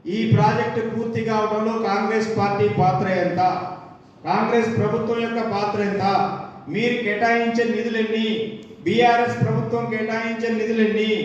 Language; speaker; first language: Telugu; native; Telugu